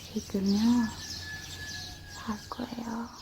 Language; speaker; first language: Korean; early bilingual, heritage; Korean